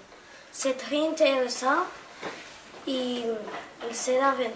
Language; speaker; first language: French; non-native, learner; Catalan